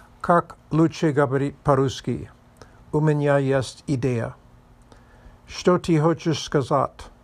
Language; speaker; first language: Russian; non-native, learner; English